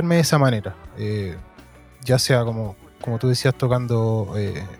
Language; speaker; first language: Spanish; native; Spanish